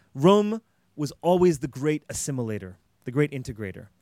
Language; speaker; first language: English; native; English